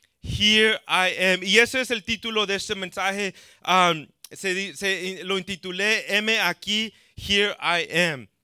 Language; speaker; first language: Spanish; early bilingual, heritage; Spanish